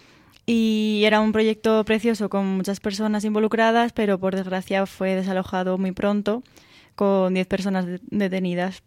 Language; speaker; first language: Spanish; native; Spanish